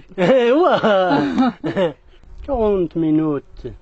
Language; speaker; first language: French; non-native, learner; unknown